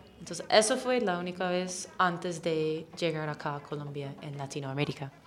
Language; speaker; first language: Spanish; non-native, fluent; English